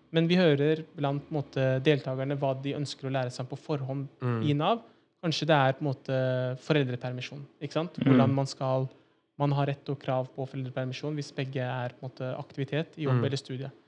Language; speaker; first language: Norwegian; early bilingual, other home language; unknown